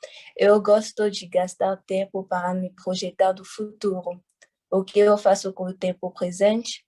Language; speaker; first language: Portuguese; non-native, fluent; French